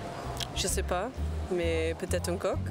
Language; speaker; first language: French; non-native, learner; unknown